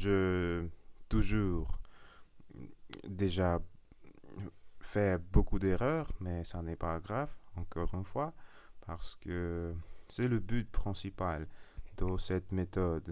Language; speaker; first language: French; non-native, learner; Russian